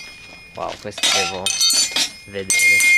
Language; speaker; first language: Italian; non-native, fluent; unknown